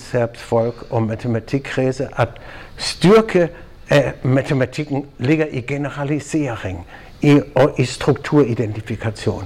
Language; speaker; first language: Danish; non-native, fluent; German